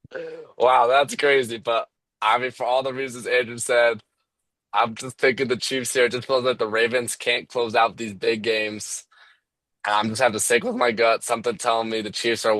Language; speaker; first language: English; native; English